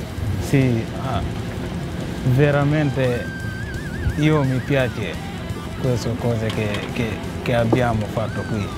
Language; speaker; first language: Italian; non-native, learner; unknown